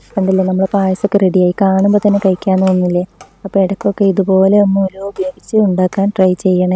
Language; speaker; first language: Malayalam; native; Malayalam